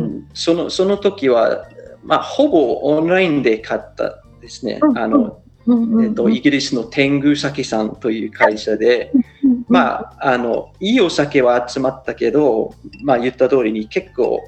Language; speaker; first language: Japanese; non-native, fluent; English